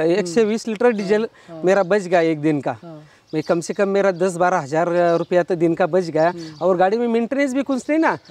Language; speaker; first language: Hindi; non-native, local second language; Marathi